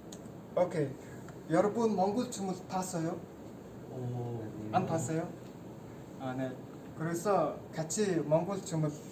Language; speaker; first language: Korean; non-native, learner; Mongolian